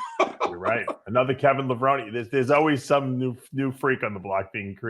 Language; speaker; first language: English; native; English